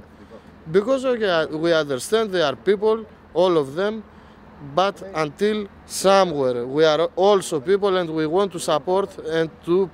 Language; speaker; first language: English; non-native, fluent; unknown